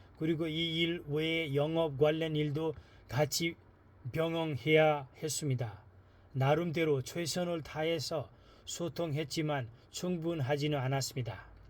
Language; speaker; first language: Korean; non-native, fluent; Nepali